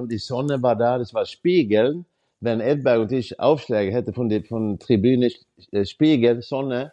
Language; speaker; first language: German; non-native, learner; Swedish